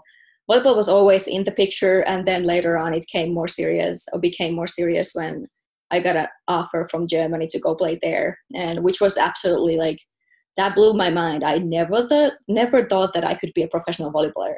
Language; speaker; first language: English; non-native, fluent; Finnish